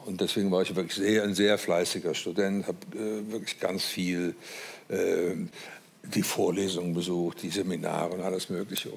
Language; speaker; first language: German; native; German